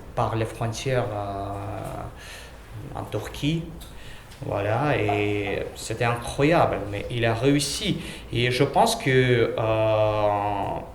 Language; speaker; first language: French; non-native, learner; Russian